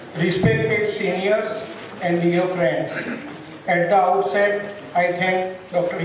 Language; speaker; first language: English; non-native, local second language; Gujarati